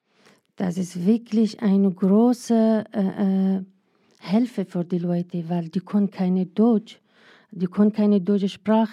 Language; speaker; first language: German; non-native, fluent; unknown